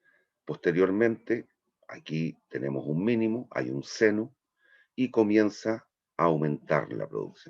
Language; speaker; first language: Spanish; native; Spanish